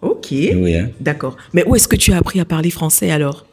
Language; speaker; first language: French; native; French